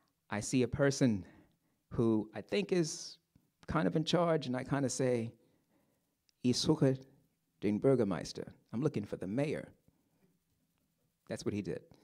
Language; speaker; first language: English; native; English